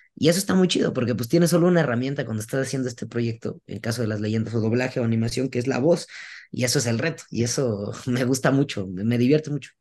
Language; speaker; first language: Spanish; native; Spanish